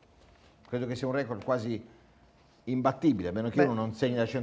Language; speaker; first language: Italian; native; Italian